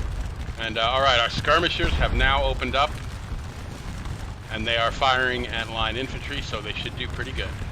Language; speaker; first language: English; native; English